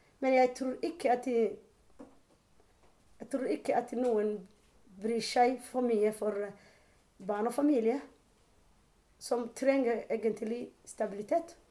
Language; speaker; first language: Norwegian; non-native, learner; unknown